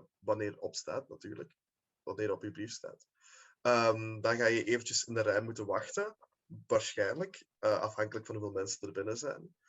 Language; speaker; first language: Dutch; native; Dutch